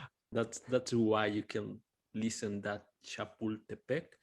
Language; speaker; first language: English; non-native, fluent; Spanish